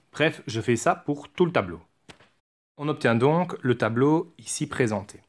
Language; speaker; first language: French; native; French